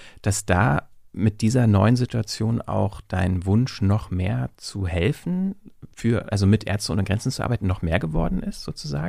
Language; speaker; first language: German; native; German